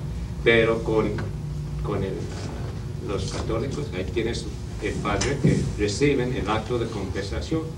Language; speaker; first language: Spanish; non-native, learner; English